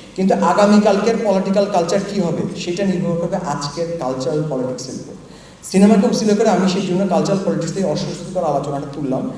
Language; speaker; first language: Bangla; native; Bangla